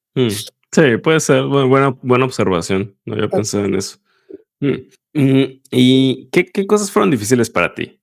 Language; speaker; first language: Spanish; native; Spanish